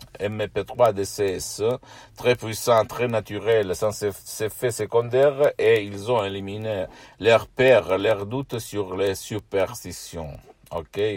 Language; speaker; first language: French; non-native, fluent; Italian